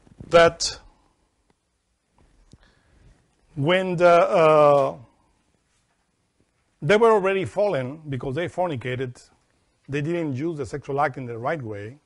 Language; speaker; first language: English; non-native, fluent; Spanish